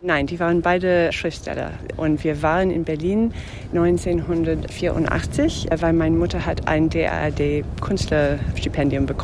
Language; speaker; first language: German; non-native, fluent; English